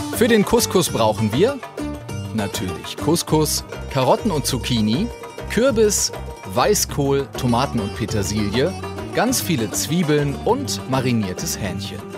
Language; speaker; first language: German; native; German